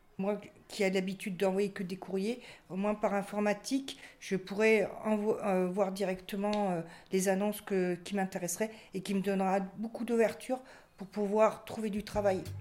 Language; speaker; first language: French; native; French